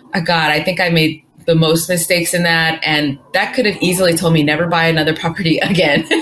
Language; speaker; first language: English; early bilingual, other home language; Spanish